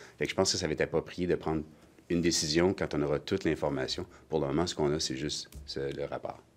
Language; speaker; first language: French; native; French